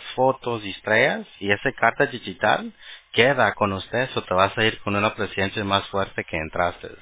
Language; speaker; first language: Spanish; early bilingual, heritage; Spanish